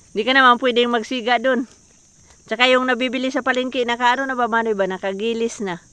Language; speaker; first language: Filipino; native; Filipino